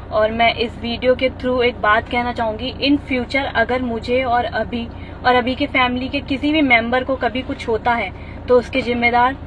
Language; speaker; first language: Hindi; native; Hindi